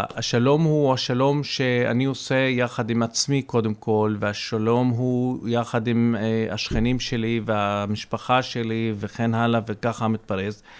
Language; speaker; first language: Hebrew; non-native, local second language; Arabic